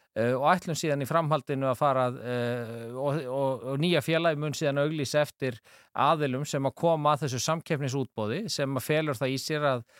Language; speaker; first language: Icelandic; native; Icelandic